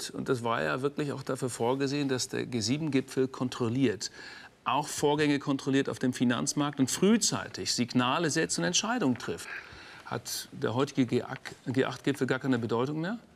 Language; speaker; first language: German; native; German